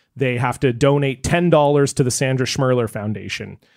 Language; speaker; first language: English; native; English